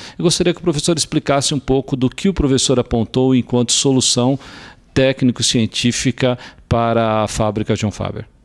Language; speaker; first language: Portuguese; native; Portuguese